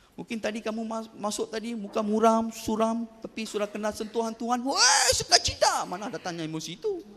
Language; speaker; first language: Malay; non-native, local second language; Tamil